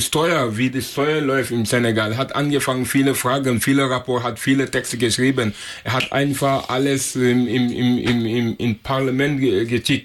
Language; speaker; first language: German; non-native, learner; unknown